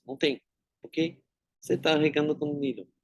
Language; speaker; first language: Portuguese; non-native, fluent; Hebrew